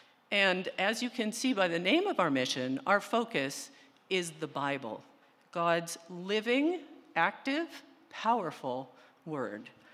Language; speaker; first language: English; early bilingual, other home language; Spanish